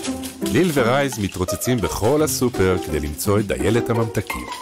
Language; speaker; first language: Hebrew; native; Hebrew